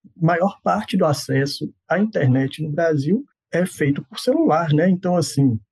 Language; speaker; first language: Portuguese; native; Portuguese